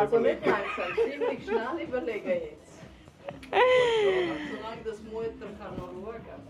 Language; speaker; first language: German; non-native, learner; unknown